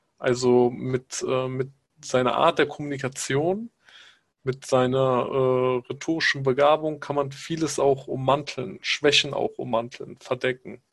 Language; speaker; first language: German; early bilingual, other home language; Pashto